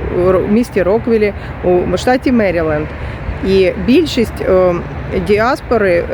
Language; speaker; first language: Ukrainian; non-native, local second language; Russian